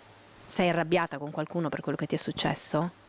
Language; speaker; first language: Italian; native; Italian